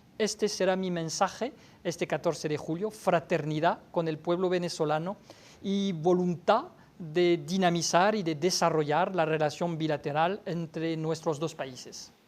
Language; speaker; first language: Spanish; non-native, fluent; French